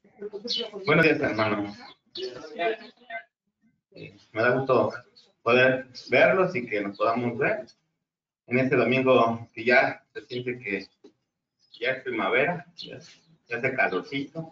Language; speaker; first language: Spanish; native; Spanish